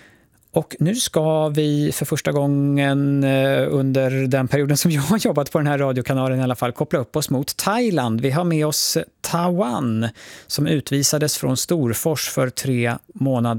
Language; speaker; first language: Swedish; native; Swedish